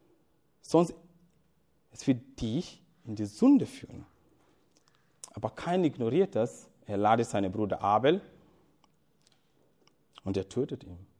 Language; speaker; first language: German; non-native, fluent; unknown